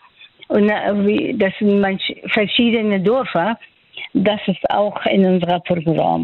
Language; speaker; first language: German; non-native, fluent; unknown